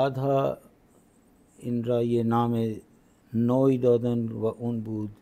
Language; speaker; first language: Persian; non-native, fluent; Punjabi